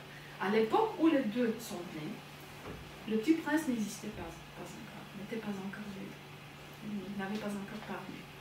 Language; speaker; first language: French; non-native, fluent; Bulgarian